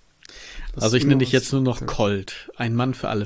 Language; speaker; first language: German; native; German